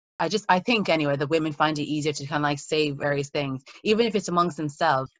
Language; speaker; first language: English; early bilingual, other home language; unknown